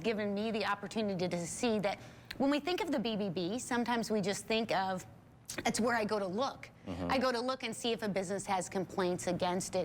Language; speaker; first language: English; native; English